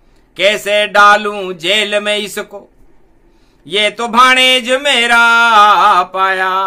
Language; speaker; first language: Hindi; native; Hindi